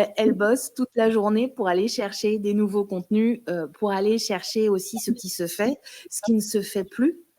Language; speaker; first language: French; native; French